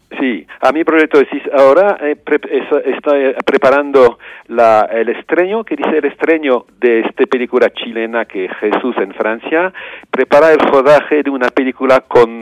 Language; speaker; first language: Spanish; non-native, learner; French